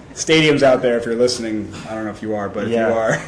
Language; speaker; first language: English; native; English